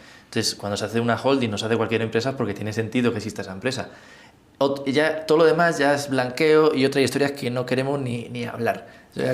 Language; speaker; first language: Spanish; native; Spanish